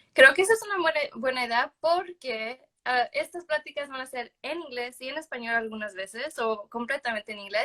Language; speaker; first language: Spanish; early bilingual, other home language; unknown